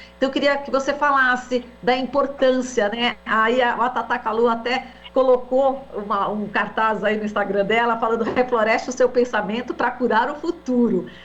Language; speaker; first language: Portuguese; native; Portuguese